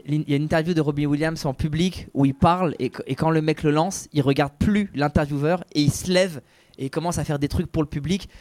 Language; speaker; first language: French; native; French